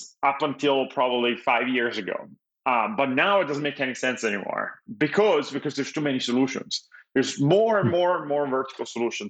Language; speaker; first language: English; non-native, fluent; Italian